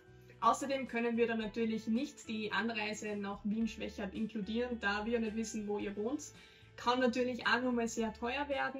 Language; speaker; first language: German; native; German